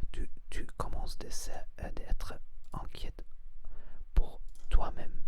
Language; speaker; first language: French; non-native, learner; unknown